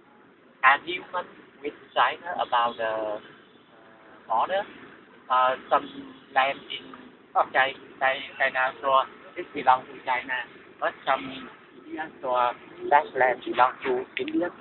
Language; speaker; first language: English; non-native, learner; Vietnamese